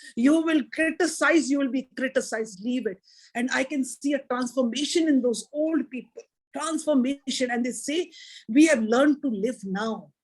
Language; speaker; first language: English; non-native, local second language; Punjabi